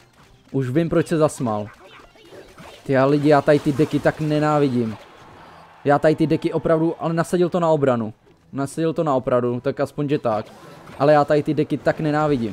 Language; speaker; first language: Czech; native; Czech